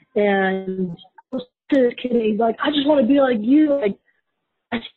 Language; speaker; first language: English; native; English